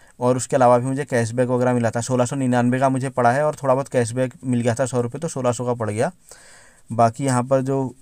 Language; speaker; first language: Hindi; native; Hindi